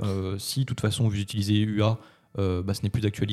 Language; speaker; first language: French; native; French